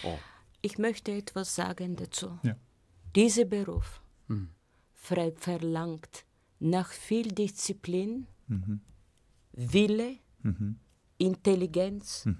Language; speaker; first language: German; non-native, fluent; Bulgarian